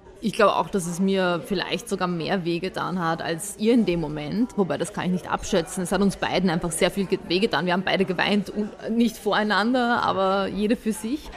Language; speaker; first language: German; early bilingual, other home language; Bosnian